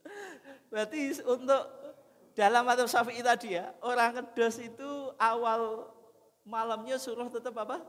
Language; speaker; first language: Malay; non-native, local second language; Javanese